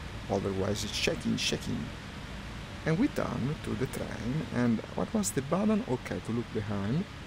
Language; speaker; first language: English; non-native, fluent; Italian